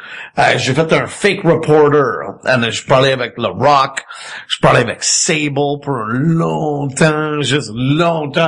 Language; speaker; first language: French; non-native, fluent; English